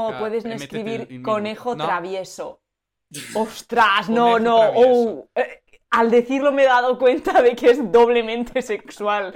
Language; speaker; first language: Spanish; native; Spanish